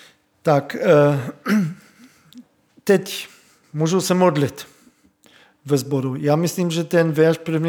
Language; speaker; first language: Czech; non-native, fluent; German